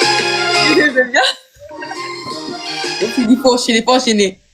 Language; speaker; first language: French; native; French